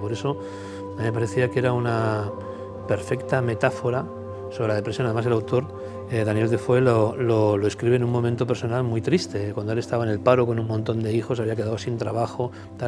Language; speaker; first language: Spanish; native; Spanish